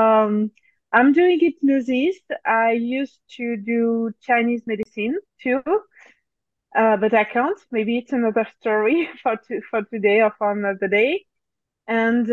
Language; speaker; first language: English; non-native, fluent; French